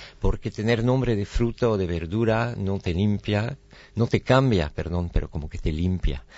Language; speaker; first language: Spanish; non-native, fluent; French